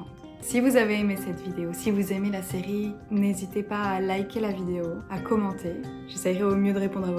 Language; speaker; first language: French; native; French